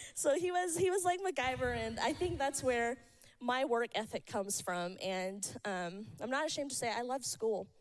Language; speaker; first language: English; early bilingual, other home language; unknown